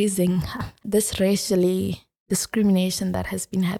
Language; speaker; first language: English; non-native, local second language; Tswana